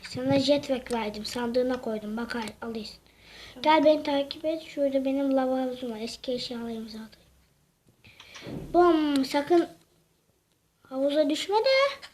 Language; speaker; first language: Turkish; native; Turkish